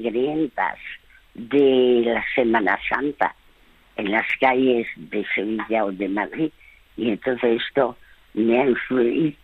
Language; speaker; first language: Spanish; early bilingual, other home language; French